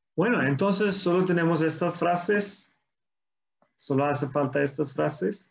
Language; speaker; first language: Spanish; non-native, fluent; English